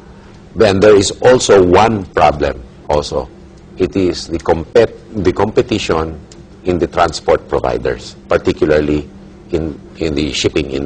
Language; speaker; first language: English; non-native, local second language; Filipino